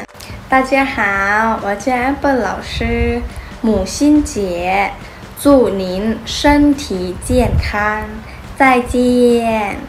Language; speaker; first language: Chinese; non-native, fluent; Thai